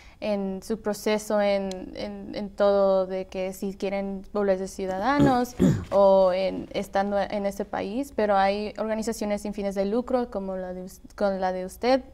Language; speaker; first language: Spanish; early bilingual, heritage; Spanish